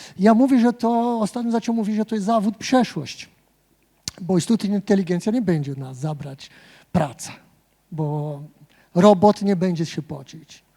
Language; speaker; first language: Polish; non-native, fluent; Portuguese